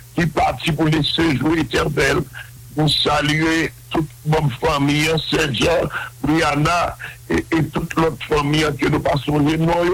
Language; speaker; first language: French; non-native, local second language; Haitian Creole